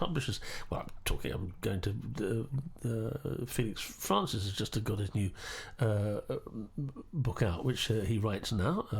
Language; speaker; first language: English; native; English